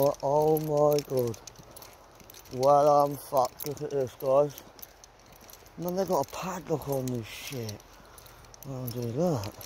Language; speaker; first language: English; native; English